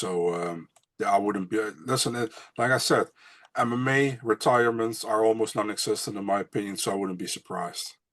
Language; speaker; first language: English; non-native, fluent; Dutch